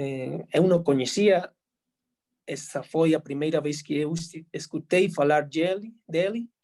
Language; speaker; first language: Portuguese; non-native, fluent; Spanish